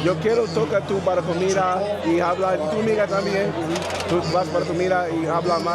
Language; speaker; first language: Spanish; non-native, learner; English